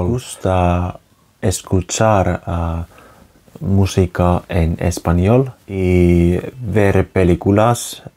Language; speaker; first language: Spanish; non-native, learner; Finnish